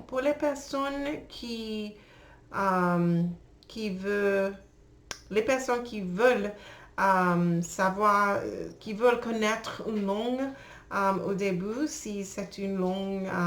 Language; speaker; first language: French; non-native, learner; English